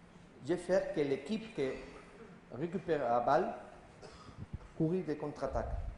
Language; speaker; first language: French; non-native, learner; Spanish